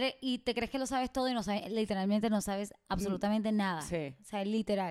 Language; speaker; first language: Spanish; native; Spanish